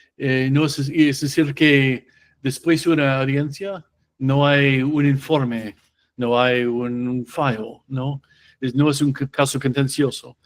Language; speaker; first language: Spanish; non-native, fluent; English